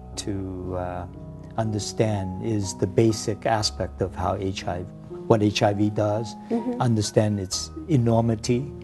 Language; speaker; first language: English; early bilingual, other home language; Chinese